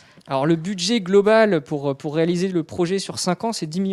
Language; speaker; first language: French; native; French